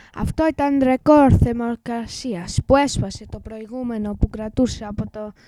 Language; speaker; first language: Greek; non-native, fluent; English